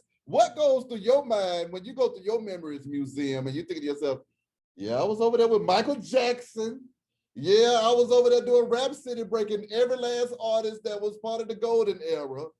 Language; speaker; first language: English; native; English